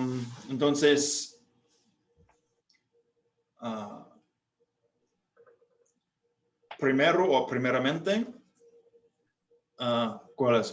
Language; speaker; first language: Spanish; non-native, fluent; English